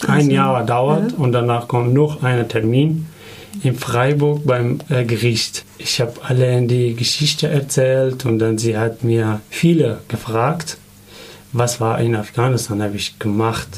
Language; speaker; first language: German; non-native, learner; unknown